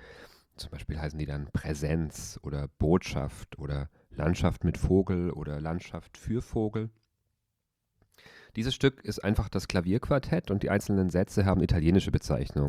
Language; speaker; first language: German; native; German